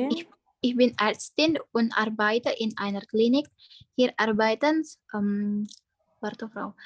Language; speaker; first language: German; non-native, learner; Indonesian